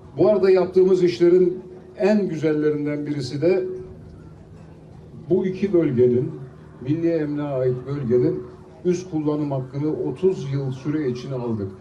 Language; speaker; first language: Turkish; native; Turkish